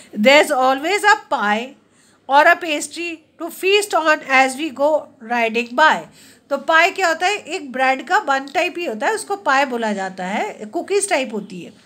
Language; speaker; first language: Hindi; native; Hindi